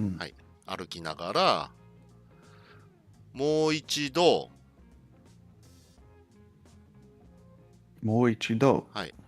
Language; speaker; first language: Japanese; non-native, learner; English